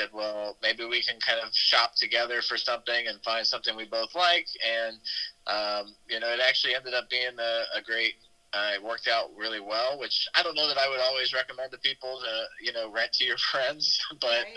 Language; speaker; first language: English; native; English